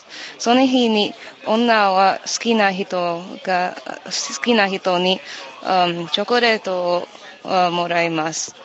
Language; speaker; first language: Japanese; non-native, learner; English